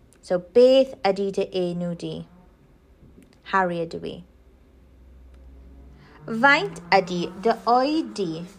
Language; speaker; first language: Welsh; non-native, local second language; English